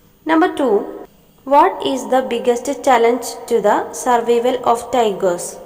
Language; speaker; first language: English; non-native, local second language; Malayalam